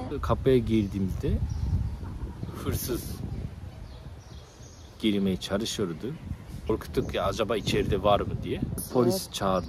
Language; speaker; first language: Turkish; non-native, learner; Japanese